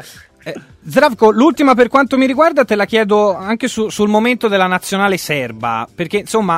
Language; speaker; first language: Italian; native; Italian